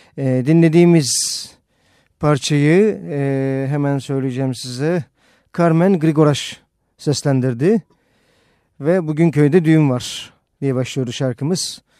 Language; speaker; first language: Turkish; native; Turkish